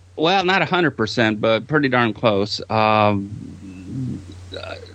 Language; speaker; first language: English; native; English